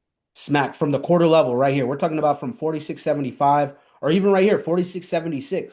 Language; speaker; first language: English; native; English